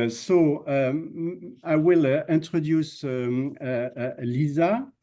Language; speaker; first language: English; non-native, fluent; French